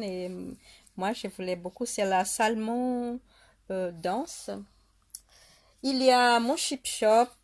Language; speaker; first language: French; non-native, fluent; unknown